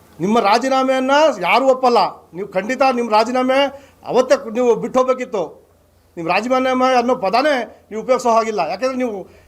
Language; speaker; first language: Kannada; non-native, local second language; Lambadi